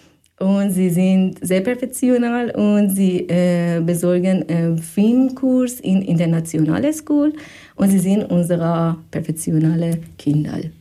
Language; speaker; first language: German; non-native, fluent; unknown